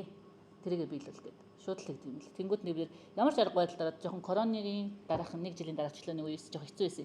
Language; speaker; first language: Mongolian; native; Mongolian